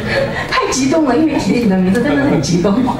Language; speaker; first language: Chinese; native; Chinese